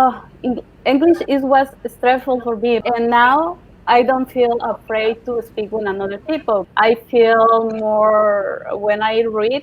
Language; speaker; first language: English; non-native, learner; Spanish